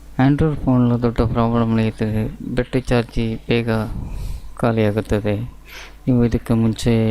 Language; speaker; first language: Kannada; non-native, local second language; Urdu